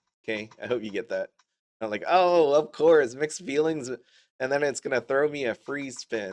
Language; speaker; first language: English; native; English